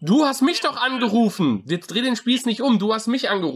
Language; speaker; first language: German; native; German